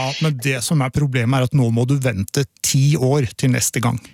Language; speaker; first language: Norwegian; native; Norwegian